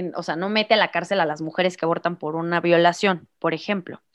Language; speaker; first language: Spanish; native; Spanish